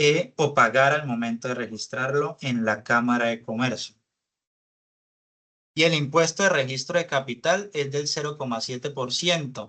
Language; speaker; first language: Spanish; native; Spanish